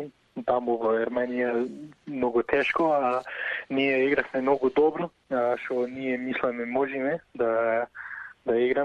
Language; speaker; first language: Macedonian; early bilingual, heritage; Macedonian